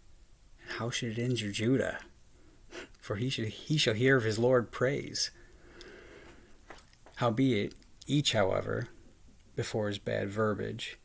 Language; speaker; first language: English; native; English